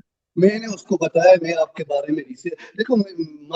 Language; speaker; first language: Hindi; non-native, fluent; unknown